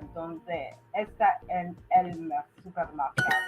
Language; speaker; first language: Spanish; non-native, learner; English